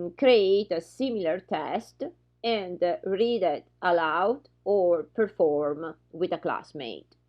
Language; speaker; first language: English; non-native, fluent; Italian